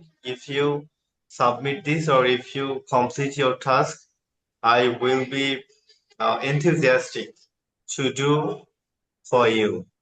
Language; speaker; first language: English; non-native, learner; Bangla